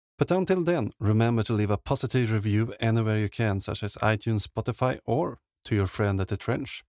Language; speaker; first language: English; non-native, fluent; Swedish